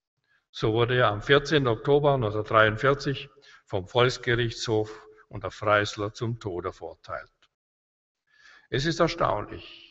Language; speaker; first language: German; native; German